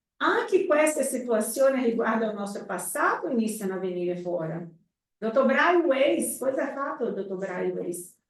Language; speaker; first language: Italian; non-native, fluent; Portuguese